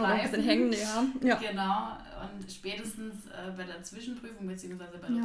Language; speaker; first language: German; native; German